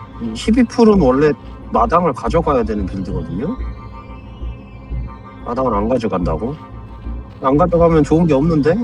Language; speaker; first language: Korean; native; Korean